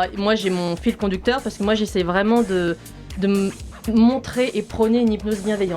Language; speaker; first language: French; native; French